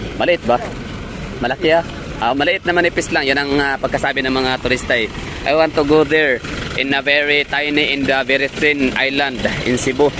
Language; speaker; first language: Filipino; non-native, local second language; Cebuano